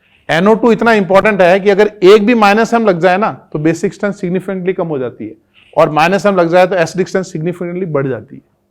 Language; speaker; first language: Hindi; native; Hindi